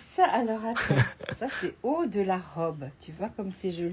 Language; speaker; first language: French; native; French